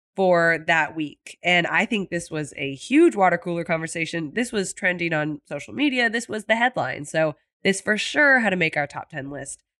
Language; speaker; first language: English; native; English